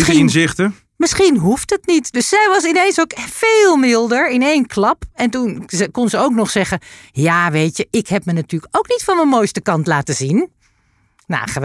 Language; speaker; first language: Dutch; native; Dutch